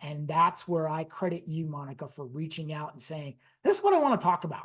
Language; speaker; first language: English; native; English